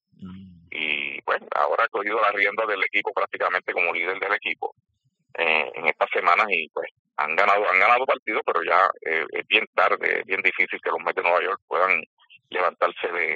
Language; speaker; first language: Spanish; native; Spanish